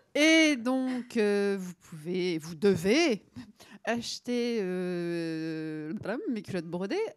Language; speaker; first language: French; native; French